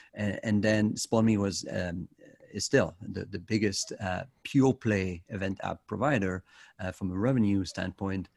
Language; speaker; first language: English; non-native, fluent; French